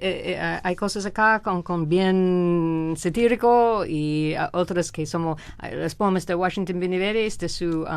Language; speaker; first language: Spanish; non-native, fluent; English